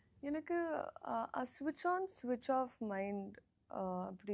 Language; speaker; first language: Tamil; non-native, learner; Telugu